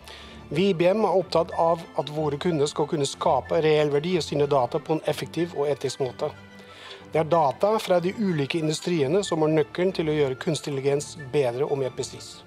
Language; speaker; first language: Norwegian; non-native, fluent; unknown